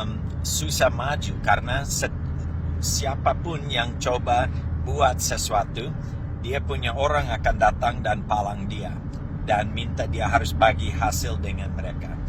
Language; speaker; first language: Indonesian; non-native, fluent; English